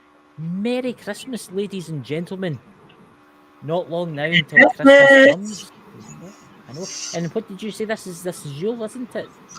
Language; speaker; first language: English; native; English